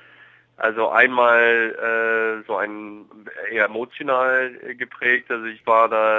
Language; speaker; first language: German; non-native, fluent; English